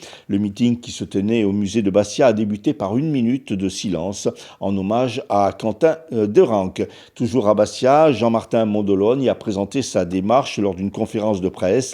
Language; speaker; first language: French; native; French